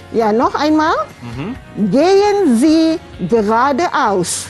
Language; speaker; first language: German; non-native, fluent; Malay